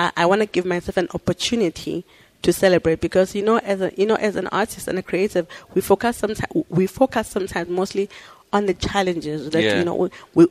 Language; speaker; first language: English; non-native, local second language; Zulu